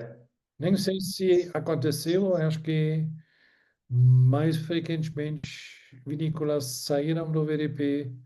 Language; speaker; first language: Portuguese; non-native, fluent; German